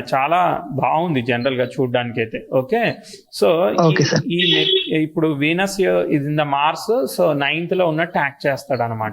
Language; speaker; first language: Telugu; native; Telugu